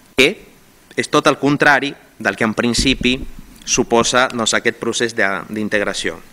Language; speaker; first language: Catalan; non-native, fluent; Spanish